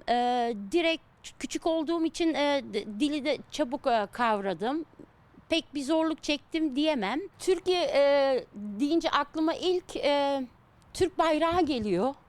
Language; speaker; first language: Turkish; early bilingual, heritage; Turkish